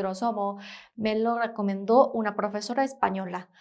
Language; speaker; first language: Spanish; non-native, fluent; Korean